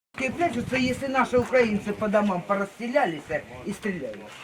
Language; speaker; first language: Russian; native; Russian